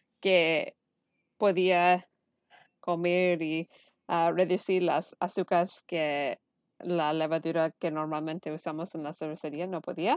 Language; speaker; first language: Spanish; early bilingual, heritage; Spanish